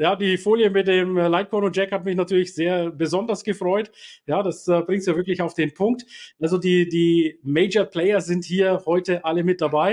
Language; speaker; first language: German; native; German